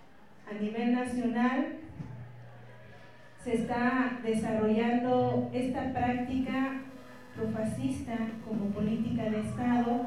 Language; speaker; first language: Spanish; native; Spanish